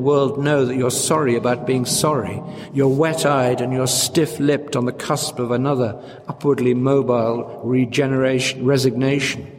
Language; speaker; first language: English; native; English